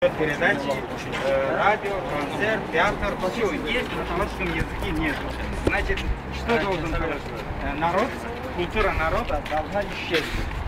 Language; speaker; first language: Russian; non-native, local second language; Talysh